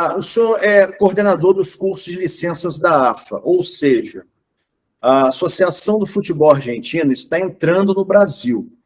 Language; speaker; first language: Portuguese; native; Portuguese